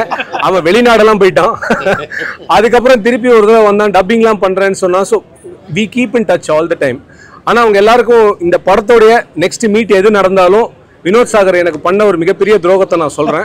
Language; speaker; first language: Tamil; native; Tamil